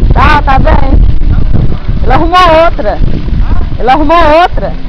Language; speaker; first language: Portuguese; native; Portuguese